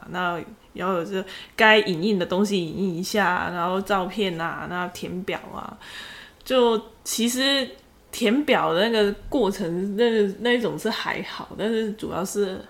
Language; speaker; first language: Chinese; native; Chinese